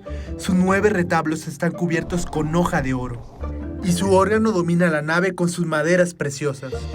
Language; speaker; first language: Spanish; native; Spanish